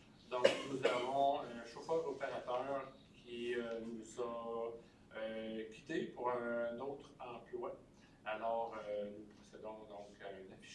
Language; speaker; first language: French; native; French